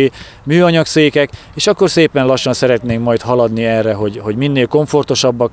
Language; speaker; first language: Hungarian; native; Hungarian